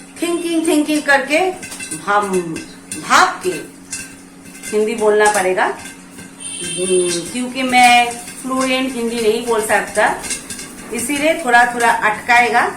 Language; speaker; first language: Hindi; non-native, local second language; Bangla